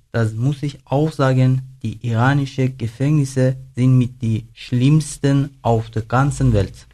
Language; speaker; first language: German; non-native, learner; Persian